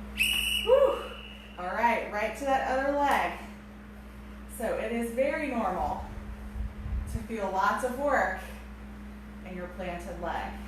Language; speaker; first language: English; native; English